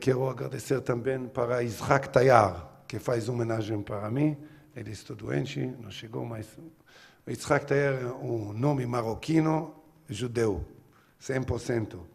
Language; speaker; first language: Portuguese; non-native, learner; Hebrew